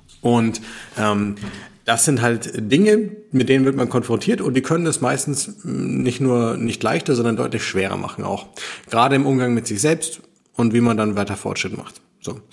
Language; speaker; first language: German; native; German